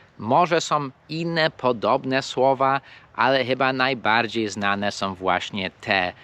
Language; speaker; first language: Polish; non-native, fluent; English